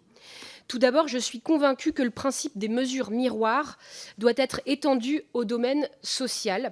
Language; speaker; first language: French; native; French